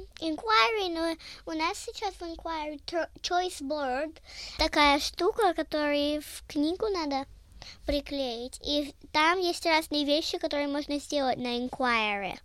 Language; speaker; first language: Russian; early bilingual, heritage; Russian